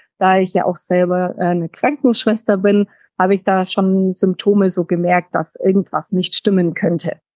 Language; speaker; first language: German; early bilingual, heritage; German